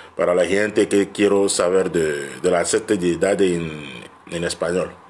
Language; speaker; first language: Spanish; non-native, fluent; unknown